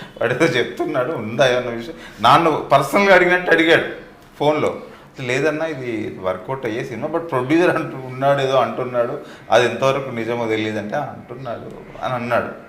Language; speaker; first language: Telugu; native; Telugu